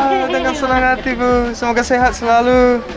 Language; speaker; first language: Indonesian; non-native, learner; English